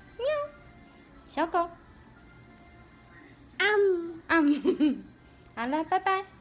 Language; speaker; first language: Chinese; native; Chinese